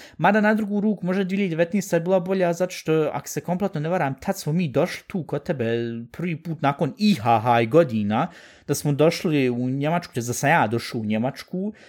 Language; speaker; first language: Bosnian; early bilingual, heritage; Bosnian